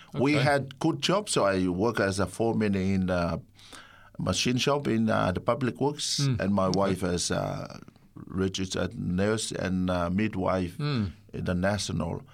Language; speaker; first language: English; non-native, fluent; Samoan